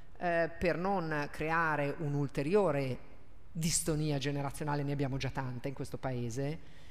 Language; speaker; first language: Italian; native; Italian